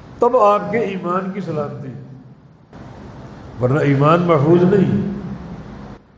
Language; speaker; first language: Urdu; native; Urdu